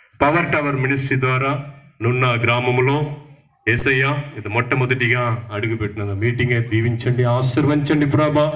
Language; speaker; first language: Telugu; non-native, learner; Tamil